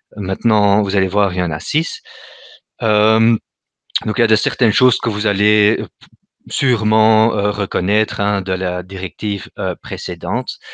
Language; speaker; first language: French; native; French